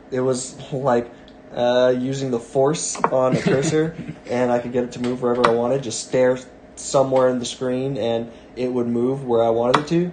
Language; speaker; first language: English; native; English